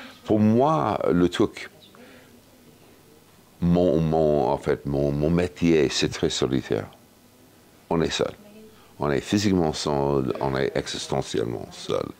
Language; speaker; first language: French; non-native, fluent; English